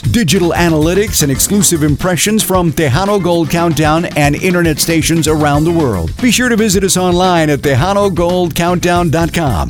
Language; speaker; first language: English; early bilingual, other home language; Spanish